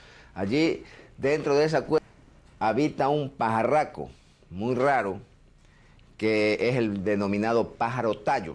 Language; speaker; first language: Spanish; native; Spanish